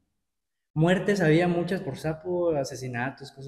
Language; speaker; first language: Spanish; native; Spanish